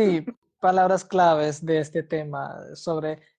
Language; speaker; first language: Spanish; non-native, fluent; Hindi